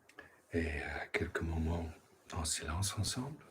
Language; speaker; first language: French; non-native, learner; English